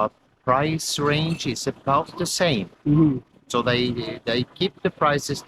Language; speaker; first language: English; non-native, fluent; Norwegian